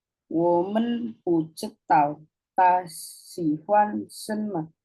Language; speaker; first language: Chinese; non-native, learner; Indonesian